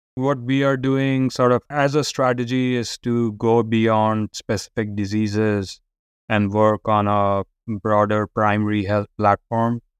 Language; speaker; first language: English; non-native, local second language; Hindi